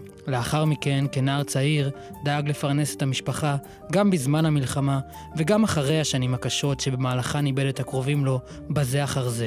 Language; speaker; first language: Hebrew; native; Hebrew